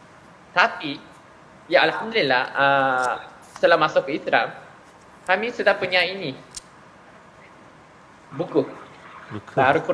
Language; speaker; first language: Indonesian; non-native, fluent; Japanese